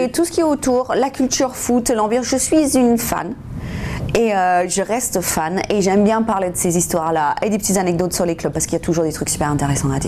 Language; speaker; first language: French; non-native, fluent; English